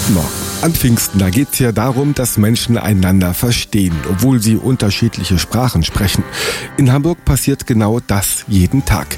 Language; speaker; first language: German; native; German